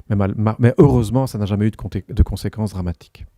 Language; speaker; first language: French; native; French